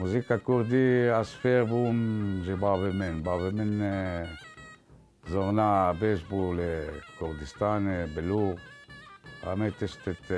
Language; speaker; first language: Kurdish; early bilingual, heritage; Kurdish